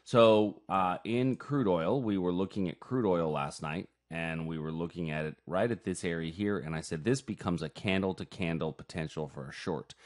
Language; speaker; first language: English; native; English